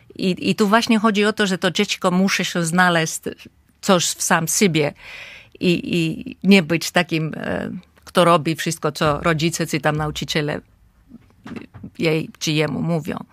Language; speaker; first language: Polish; non-native, fluent; Finnish